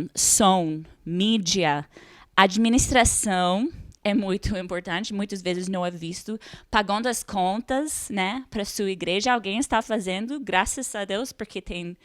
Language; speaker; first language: Portuguese; non-native, fluent; English